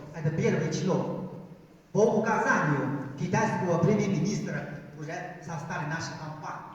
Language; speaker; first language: Russian; non-native, fluent; Chinese